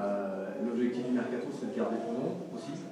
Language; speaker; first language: French; native; French